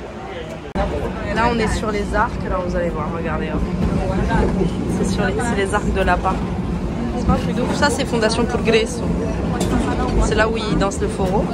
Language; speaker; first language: French; native; French